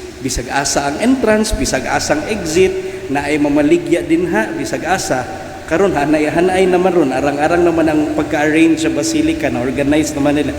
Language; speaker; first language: Cebuano; native; Cebuano